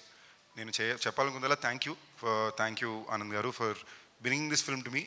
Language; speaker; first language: Telugu; native; Telugu